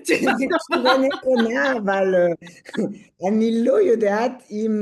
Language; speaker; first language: Hebrew; non-native, learner; French